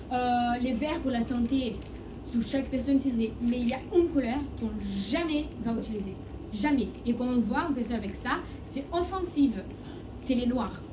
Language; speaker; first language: French; non-native, learner; Portuguese